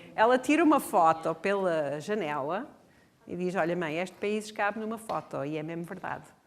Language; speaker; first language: Portuguese; non-native, fluent; English